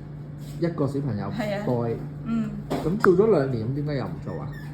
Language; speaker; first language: Cantonese; native; Cantonese